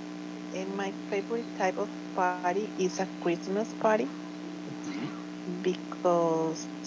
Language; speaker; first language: English; non-native, learner; Spanish